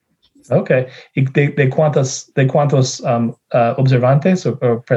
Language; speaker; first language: Spanish; non-native, fluent; English